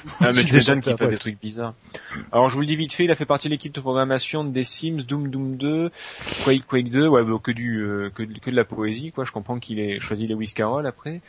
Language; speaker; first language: French; native; French